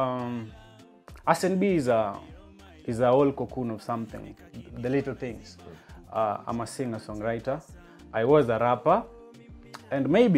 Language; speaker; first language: English; non-native, local second language; Luo (Kenya and Tanzania)